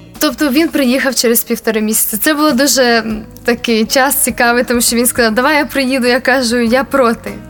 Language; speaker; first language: Ukrainian; non-native, local second language; Russian